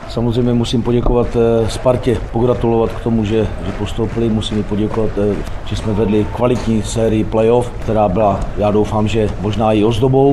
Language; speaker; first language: Czech; native; Czech